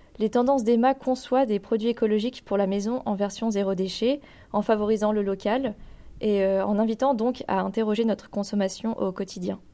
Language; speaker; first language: French; native; French